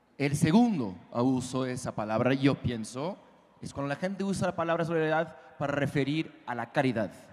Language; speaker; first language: Spanish; non-native, fluent; English